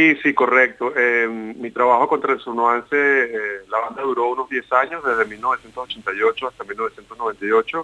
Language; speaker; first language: Spanish; native; Spanish